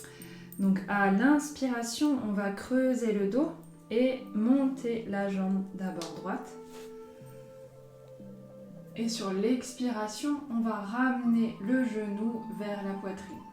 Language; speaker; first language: French; native; French